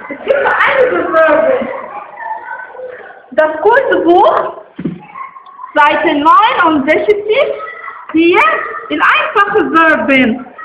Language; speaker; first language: German; non-native, learner; Arabic